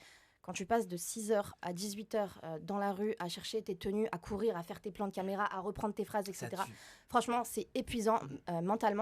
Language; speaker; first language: French; native; French